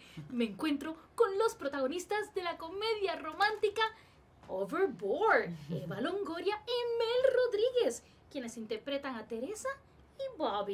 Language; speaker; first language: Spanish; native; Spanish